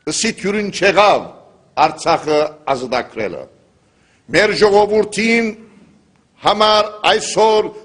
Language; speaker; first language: Armenian; early bilingual, heritage; Armenian